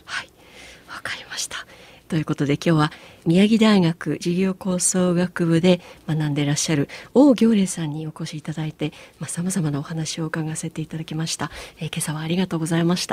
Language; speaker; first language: Japanese; native; Japanese